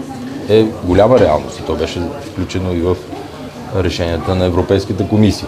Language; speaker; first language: Bulgarian; native; Bulgarian